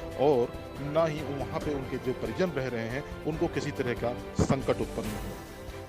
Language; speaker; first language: Hindi; native; Hindi